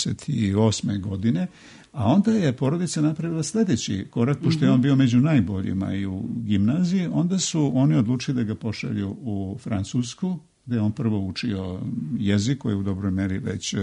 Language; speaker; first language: Serbian; native; Serbian